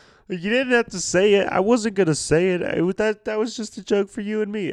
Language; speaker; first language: English; early bilingual, other home language; Spanish